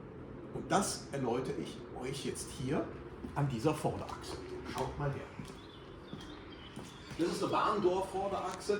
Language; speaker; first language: German; native; German